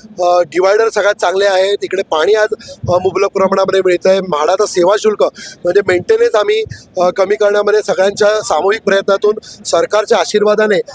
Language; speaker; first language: Marathi; native; Marathi